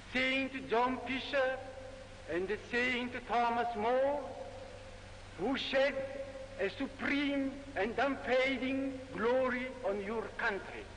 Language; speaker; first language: English; non-native, fluent; Italian